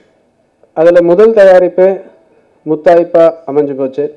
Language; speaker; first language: Tamil; native; Tamil